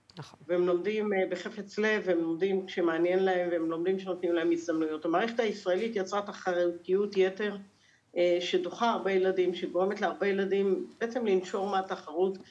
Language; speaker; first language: Hebrew; native; Hebrew